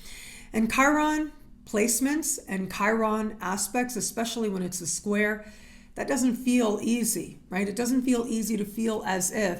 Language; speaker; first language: English; native; English